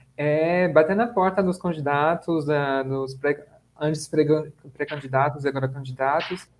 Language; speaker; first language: Portuguese; non-native, fluent; French